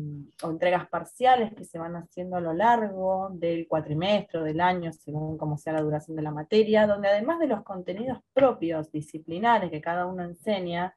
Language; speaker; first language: Spanish; native; Spanish